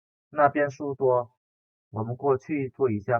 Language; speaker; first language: Chinese; non-native, fluent; Indonesian